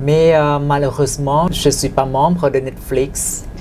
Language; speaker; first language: French; non-native, fluent; Thai